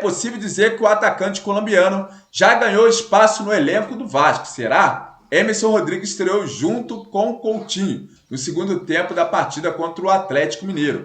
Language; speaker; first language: Portuguese; native; Portuguese